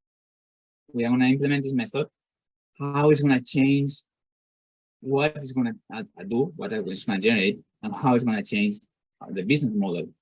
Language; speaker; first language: English; non-native, fluent; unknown